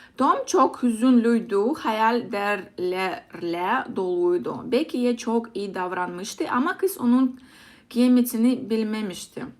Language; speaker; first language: Turkish; non-native, learner; Russian